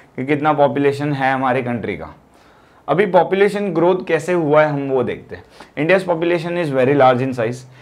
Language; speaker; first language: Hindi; non-native, local second language; Gujarati